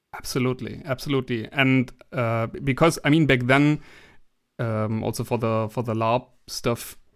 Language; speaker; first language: English; non-native, fluent; German